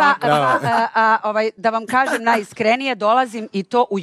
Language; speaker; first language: Bosnian; native; Bosnian